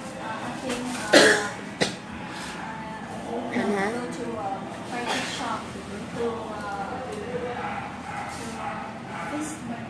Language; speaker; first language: English; non-native, learner; Vietnamese